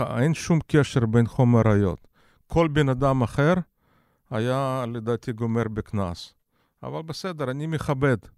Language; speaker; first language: Hebrew; non-native, fluent; Russian